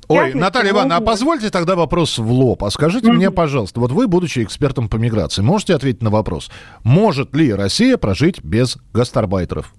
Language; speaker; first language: Russian; native; Russian